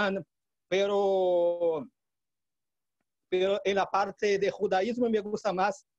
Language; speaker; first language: Spanish; non-native, learner; Portuguese